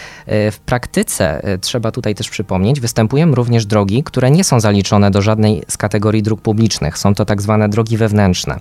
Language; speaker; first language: Polish; native; Polish